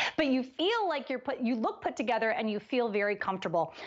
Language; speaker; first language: English; native; English